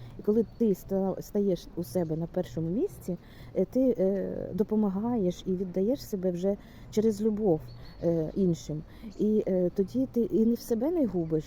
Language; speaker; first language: Ukrainian; non-native, local second language; Russian